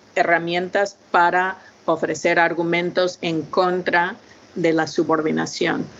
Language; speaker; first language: Spanish; non-native, fluent; English